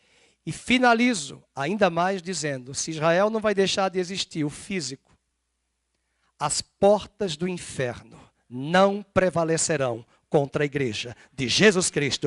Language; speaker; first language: Portuguese; native; Portuguese